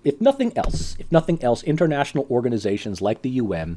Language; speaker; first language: English; native; English